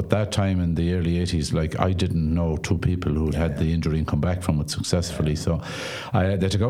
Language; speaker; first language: English; non-native, local second language; Irish